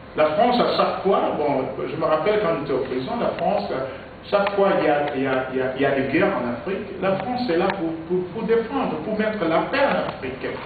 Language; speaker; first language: French; non-native, local second language; Lingala